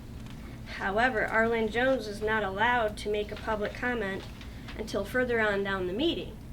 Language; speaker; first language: English; native; English